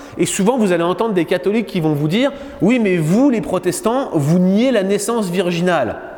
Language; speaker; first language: French; native; French